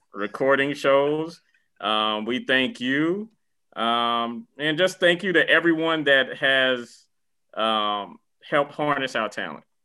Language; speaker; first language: English; native; English